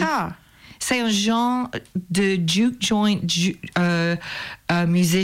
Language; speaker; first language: French; non-native, learner; English